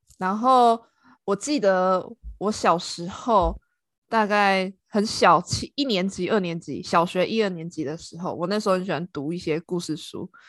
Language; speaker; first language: Chinese; native; Chinese